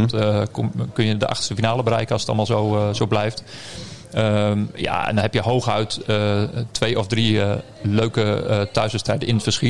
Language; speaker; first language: Dutch; native; Dutch